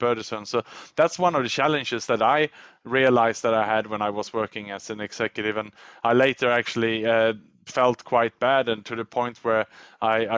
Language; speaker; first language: English; non-native, fluent; Swedish